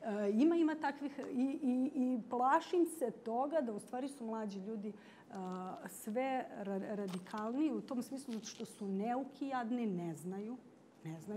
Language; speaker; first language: Bosnian; native; Bosnian